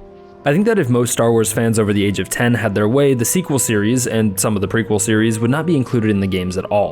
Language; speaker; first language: English; native; English